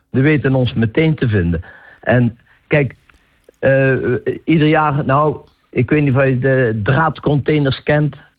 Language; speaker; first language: Dutch; native; Dutch